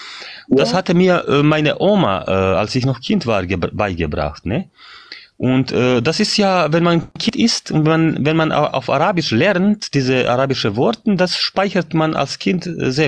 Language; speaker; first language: German; non-native, fluent; Bosnian